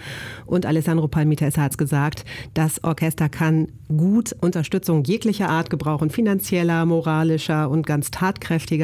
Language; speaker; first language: German; native; German